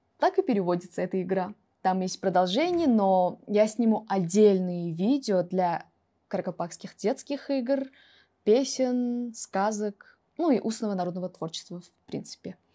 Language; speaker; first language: Russian; non-native, local second language; Kara-Kalpak